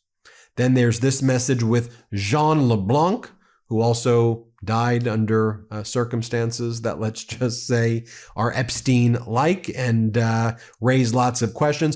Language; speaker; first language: English; native; English